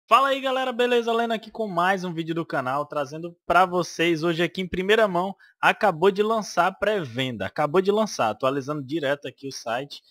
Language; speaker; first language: Portuguese; native; Portuguese